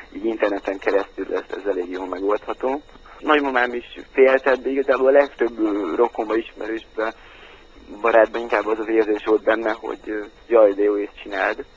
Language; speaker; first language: Hungarian; native; Hungarian